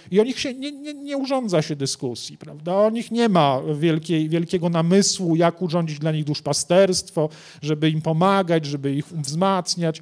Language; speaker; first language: Polish; native; Polish